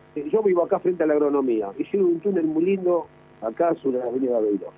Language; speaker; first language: Spanish; native; Spanish